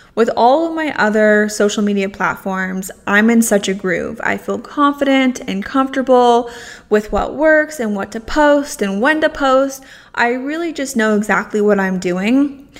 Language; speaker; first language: English; native; English